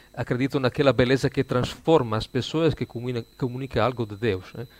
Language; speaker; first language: Portuguese; non-native, fluent; Italian